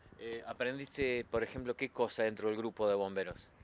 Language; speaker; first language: Spanish; native; Spanish